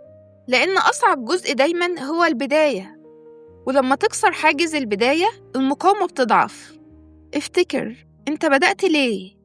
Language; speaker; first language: Arabic; native; Arabic